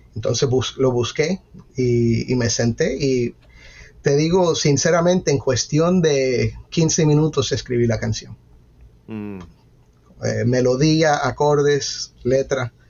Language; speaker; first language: Spanish; early bilingual, heritage; Spanish